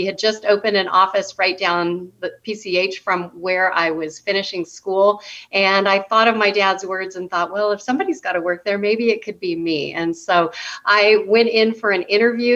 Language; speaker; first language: English; native; English